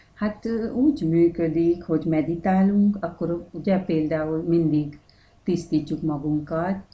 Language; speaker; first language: Hungarian; non-native, learner; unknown